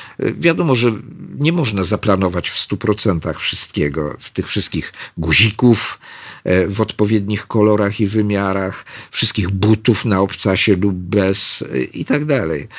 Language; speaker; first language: Polish; native; Polish